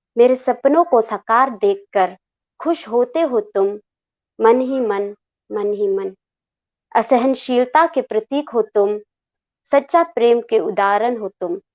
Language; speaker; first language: Hindi; non-native, local second language; Khasi